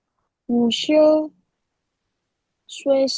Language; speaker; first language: Chinese; non-native, learner; Indonesian